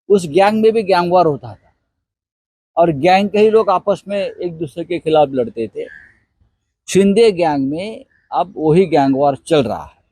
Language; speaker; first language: Hindi; non-native, local second language; Marathi